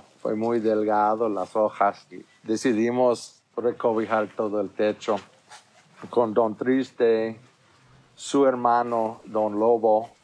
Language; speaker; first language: Spanish; non-native, fluent; English